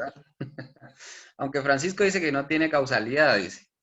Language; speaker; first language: Spanish; native; Spanish